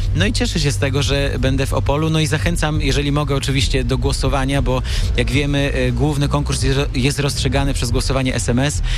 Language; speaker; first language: Polish; early bilingual, other home language; Armenian